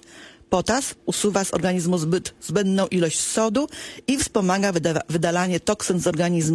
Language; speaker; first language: Polish; native; Polish